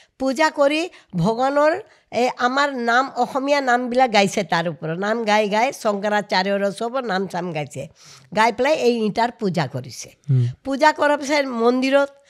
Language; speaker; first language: Assamese; non-native, local second language; Hindi